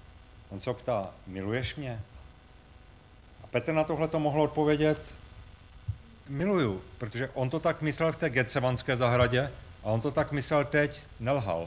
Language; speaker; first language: Czech; native; Czech